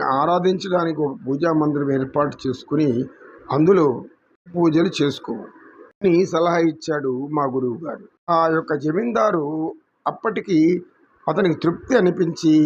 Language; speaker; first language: Telugu; native; Telugu